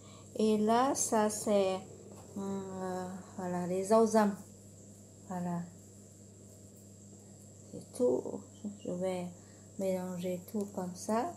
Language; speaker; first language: French; non-native, learner; Vietnamese